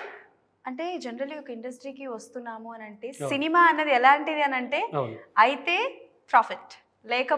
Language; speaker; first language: Telugu; native; Telugu